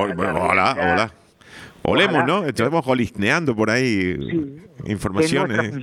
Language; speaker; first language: Spanish; native; Spanish